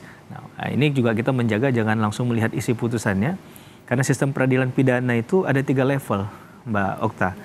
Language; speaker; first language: Indonesian; native; Indonesian